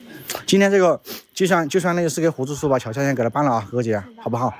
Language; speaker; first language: Chinese; native; Chinese